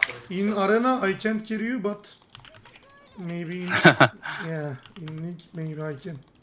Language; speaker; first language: English; non-native, learner; Turkish